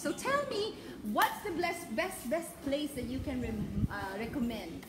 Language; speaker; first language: English; non-native, local second language; Filipino